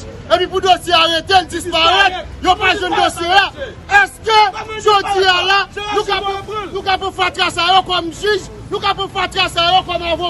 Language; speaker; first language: Haitian Creole; native; Haitian Creole